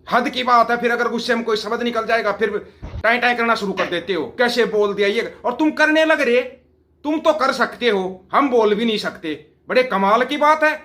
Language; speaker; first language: Hindi; non-native, local second language; Punjabi